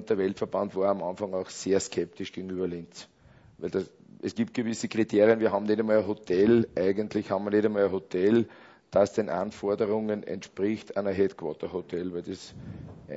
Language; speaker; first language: German; native; German